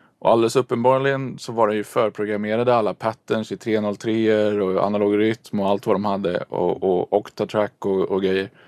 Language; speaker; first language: Swedish; native; Swedish